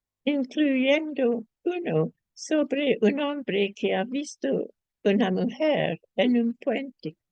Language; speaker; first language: Spanish; non-native, fluent; English